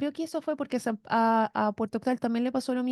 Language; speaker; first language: Spanish; native; Spanish